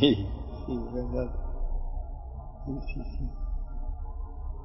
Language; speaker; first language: Spanish; non-native, fluent; French